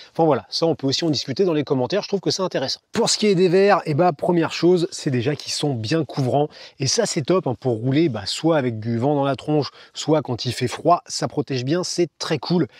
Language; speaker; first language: French; native; French